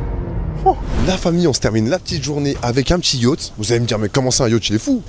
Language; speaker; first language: French; native; French